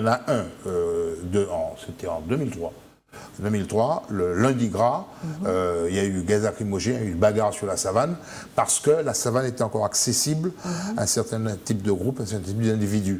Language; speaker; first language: French; native; French